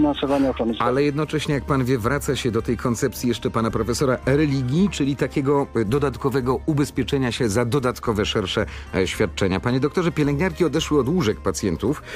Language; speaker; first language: Polish; native; Polish